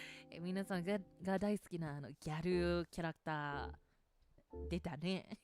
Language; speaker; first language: Japanese; native; Japanese